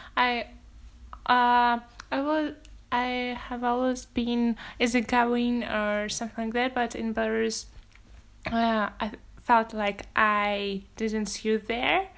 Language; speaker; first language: English; non-native, fluent; Russian